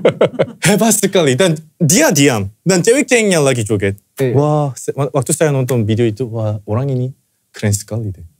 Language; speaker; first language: Indonesian; non-native, fluent; Korean